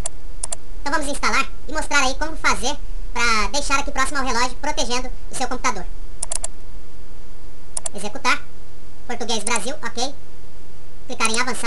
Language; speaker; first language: Portuguese; native; Portuguese